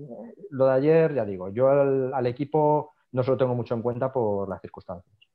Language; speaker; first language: Spanish; native; Spanish